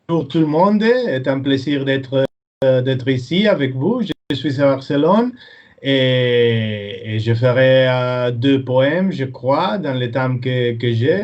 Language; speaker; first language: French; non-native, fluent; Spanish